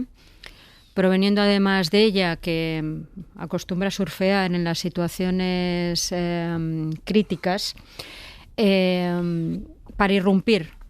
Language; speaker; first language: Spanish; native; Spanish